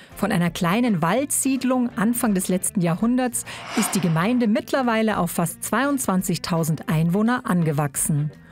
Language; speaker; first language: German; native; German